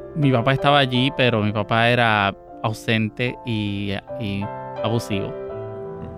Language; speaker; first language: Spanish; native; Spanish